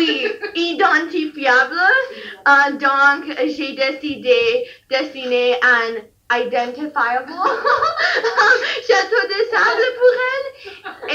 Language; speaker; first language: French; non-native, learner; English